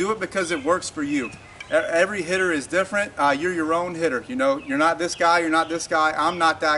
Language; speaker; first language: English; native; English